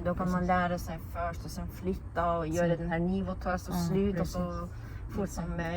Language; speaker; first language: Swedish; non-native, fluent; Azerbaijani